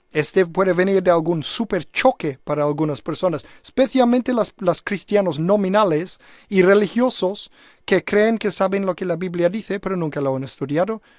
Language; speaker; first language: Spanish; non-native, fluent; English